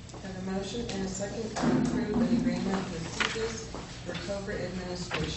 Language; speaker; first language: English; native; English